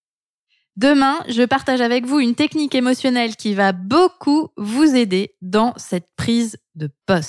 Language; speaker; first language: French; native; French